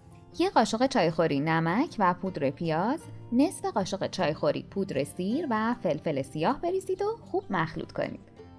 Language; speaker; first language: Persian; native; Persian